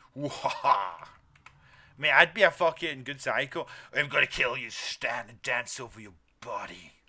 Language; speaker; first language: English; native; English